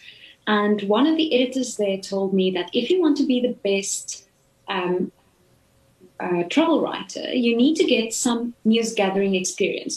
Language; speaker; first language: English; non-native, local second language; Afrikaans